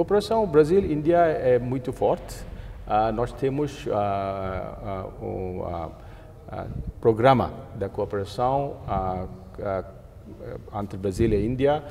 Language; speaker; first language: Portuguese; non-native, fluent; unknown